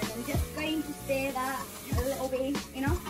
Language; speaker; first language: English; native; English